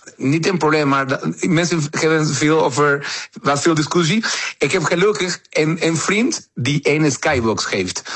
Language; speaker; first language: Dutch; non-native, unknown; Spanish